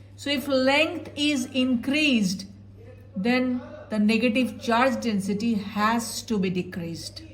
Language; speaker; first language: English; non-native, local second language; Bangla